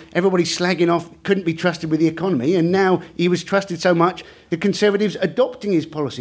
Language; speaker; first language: English; native; English